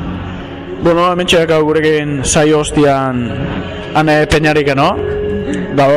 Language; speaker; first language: Basque; native; Basque